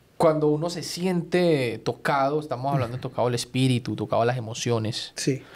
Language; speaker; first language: Spanish; native; Spanish